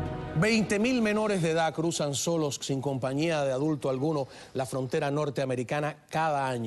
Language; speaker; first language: Spanish; native; Spanish